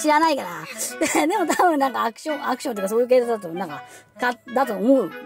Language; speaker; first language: Japanese; native; Japanese